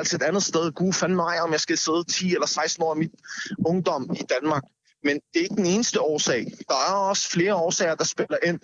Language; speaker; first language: Danish; native; Danish